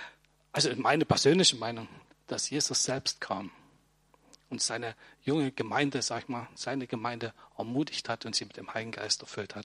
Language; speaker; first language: German; native; German